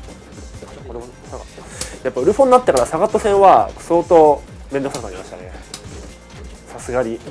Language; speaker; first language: Japanese; native; Japanese